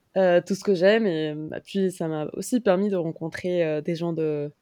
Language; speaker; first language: French; non-native, fluent; Spanish